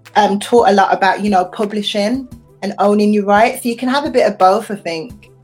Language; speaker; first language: English; native; English